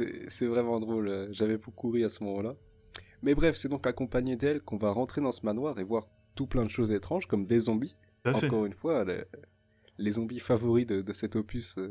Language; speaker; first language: French; native; French